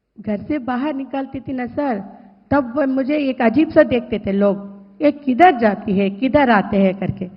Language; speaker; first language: Hindi; non-native, local second language; Telugu